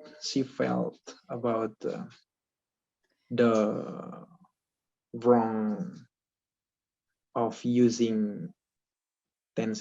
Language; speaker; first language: English; non-native, learner; Indonesian